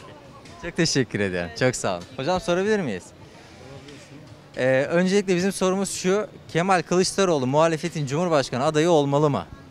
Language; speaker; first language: Turkish; native; Turkish